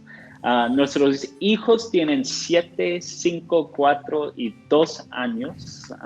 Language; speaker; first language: Spanish; non-native, fluent; English